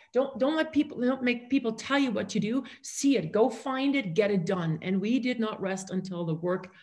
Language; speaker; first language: English; non-native, fluent; German